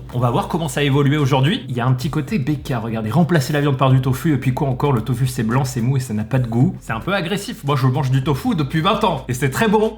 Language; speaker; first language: French; native; French